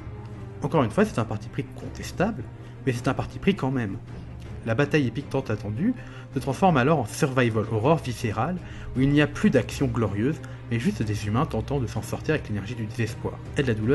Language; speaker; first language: French; native; French